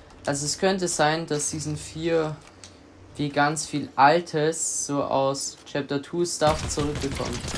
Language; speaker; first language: German; native; German